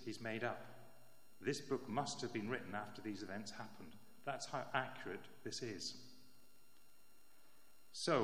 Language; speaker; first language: English; native; English